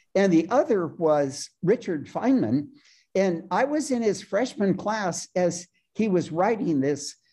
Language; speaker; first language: English; native; English